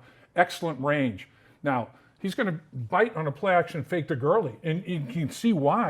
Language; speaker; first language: English; native; English